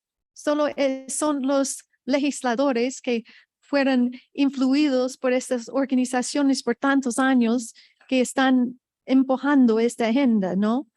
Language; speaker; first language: Spanish; non-native, fluent; English